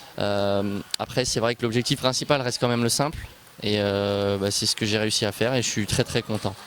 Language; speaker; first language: French; early bilingual, other home language; Bosnian